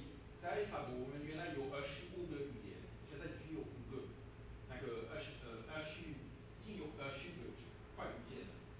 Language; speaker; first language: Chinese; non-native, learner; French